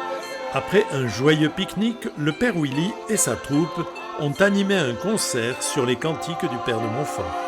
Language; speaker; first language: French; native; French